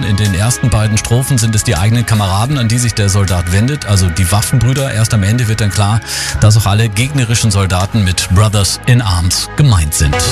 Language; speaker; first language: German; native; German